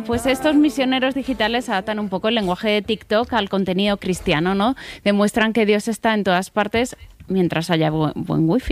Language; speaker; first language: Spanish; native; Spanish